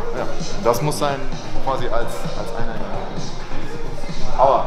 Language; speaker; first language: German; native; German